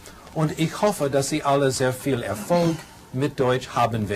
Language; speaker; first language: German; non-native, fluent; English